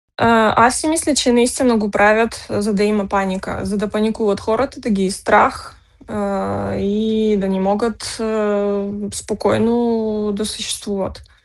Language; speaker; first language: Bulgarian; early bilingual, heritage; Bulgarian